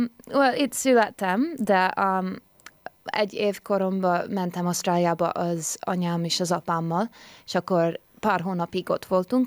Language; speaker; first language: Hungarian; early bilingual, heritage; Hungarian